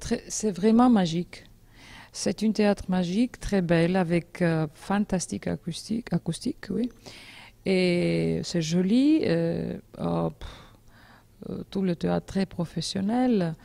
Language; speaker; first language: French; non-native, learner; Georgian